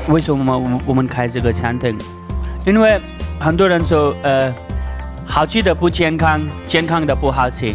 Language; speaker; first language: Chinese; non-native, learner; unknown